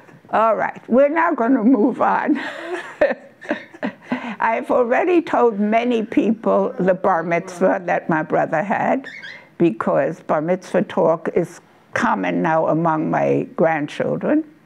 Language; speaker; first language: English; non-native, fluent; German